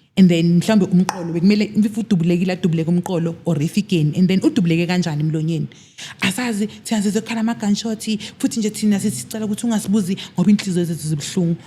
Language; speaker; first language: Zulu; native; Zulu